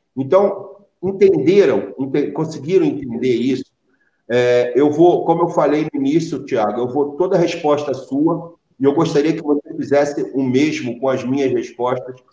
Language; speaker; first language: Portuguese; native; Portuguese